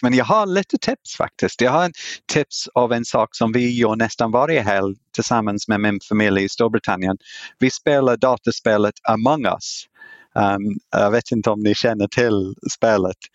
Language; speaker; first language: Swedish; non-native, fluent; English